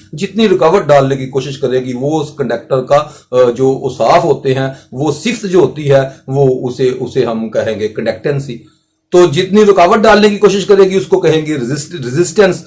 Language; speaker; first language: Urdu; non-native, local second language; Punjabi